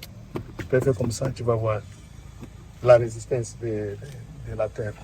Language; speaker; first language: French; non-native, learner; Portuguese